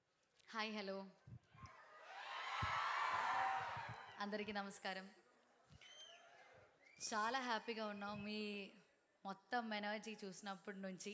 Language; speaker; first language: Telugu; non-native, learner; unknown